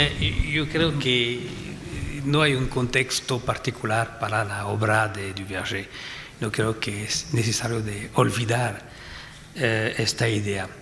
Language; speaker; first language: Spanish; non-native, fluent; French